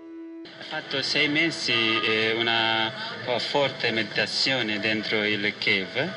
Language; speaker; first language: Italian; non-native, learner; Nepali